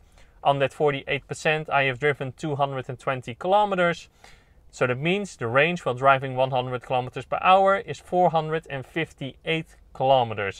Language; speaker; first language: English; non-native, fluent; Dutch